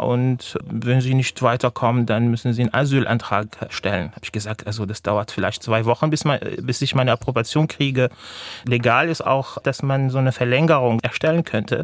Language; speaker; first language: German; non-native, fluent; Arabic